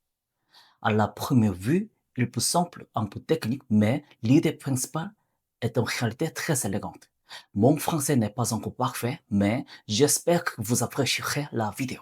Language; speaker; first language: French; non-native, learner; Korean